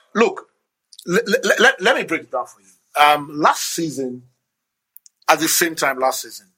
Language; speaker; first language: English; non-native, local second language; Yoruba